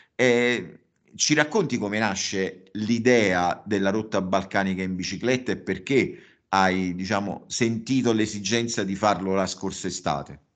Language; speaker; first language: Italian; native; Italian